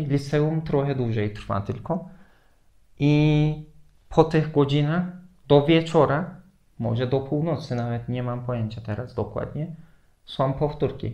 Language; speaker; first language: Polish; non-native, fluent; Turkish